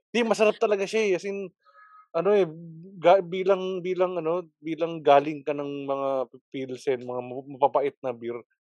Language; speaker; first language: Filipino; native; Filipino